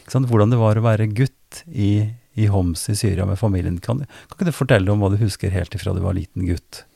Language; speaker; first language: Norwegian; native; Norwegian